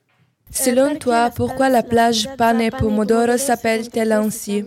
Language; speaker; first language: French; non-native, learner; Italian